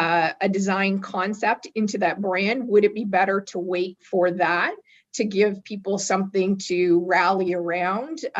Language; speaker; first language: English; native; English